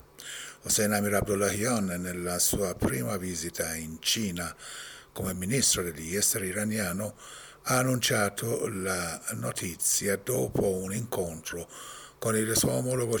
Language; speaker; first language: Italian; non-native, fluent; Persian